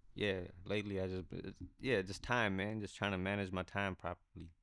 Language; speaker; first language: English; early bilingual, other home language; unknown